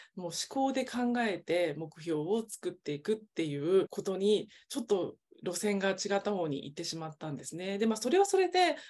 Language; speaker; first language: Japanese; native; Japanese